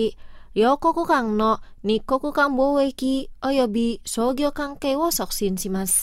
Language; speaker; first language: Japanese; non-native, fluent; Indonesian